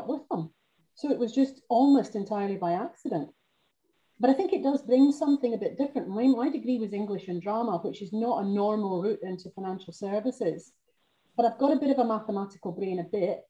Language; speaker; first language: English; native; English